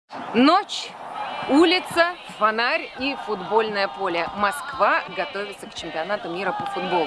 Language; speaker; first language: Russian; native; Russian